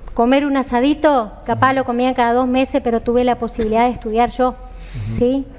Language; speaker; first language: Spanish; native; Spanish